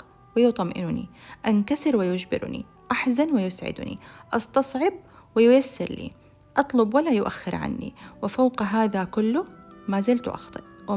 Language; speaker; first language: Arabic; native; Arabic